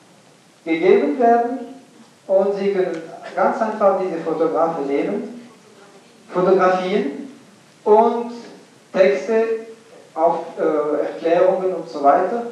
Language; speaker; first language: German; non-native, fluent; English